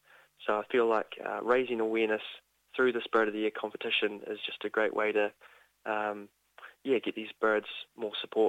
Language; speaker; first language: English; native; English